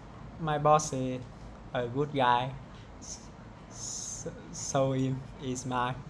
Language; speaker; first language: English; non-native, learner; Vietnamese